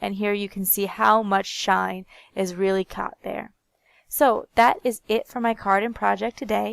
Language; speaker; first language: English; native; English